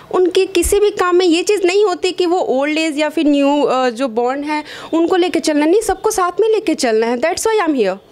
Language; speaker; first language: Hindi; native; Hindi